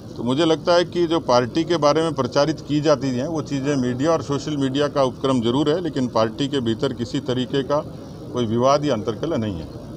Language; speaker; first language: Hindi; native; Hindi